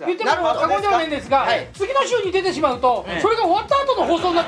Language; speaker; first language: Japanese; native; Japanese